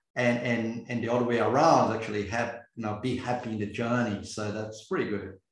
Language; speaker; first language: English; non-native, fluent; Portuguese